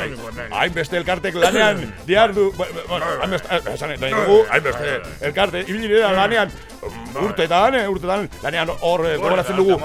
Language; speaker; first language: Basque; native; Basque